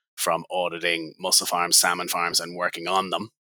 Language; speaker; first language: English; native; English